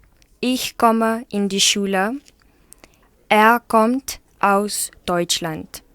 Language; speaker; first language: German; non-native, learner; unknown